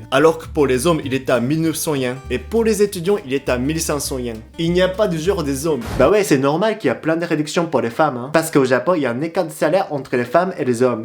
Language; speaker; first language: French; non-native, fluent; Japanese